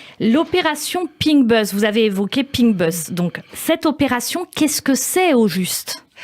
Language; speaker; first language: French; native; French